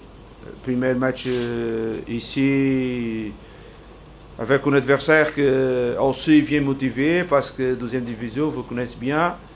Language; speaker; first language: French; non-native, learner; Portuguese